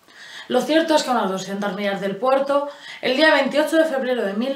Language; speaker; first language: Spanish; native; Spanish